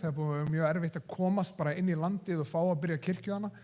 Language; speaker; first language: Icelandic; non-native, fluent; English